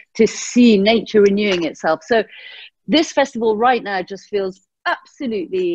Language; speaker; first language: English; early bilingual, other home language; Persian